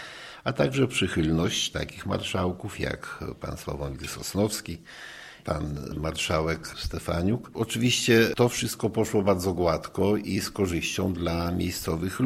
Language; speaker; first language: Polish; native; Polish